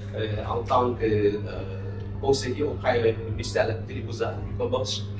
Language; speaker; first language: French; non-native, local second language; Khmer